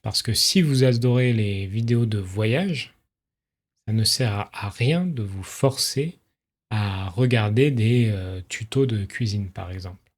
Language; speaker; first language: French; native; French